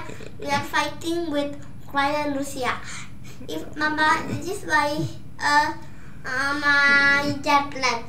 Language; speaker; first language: English; non-native, learner; Indonesian